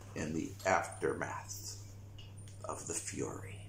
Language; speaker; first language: English; native; English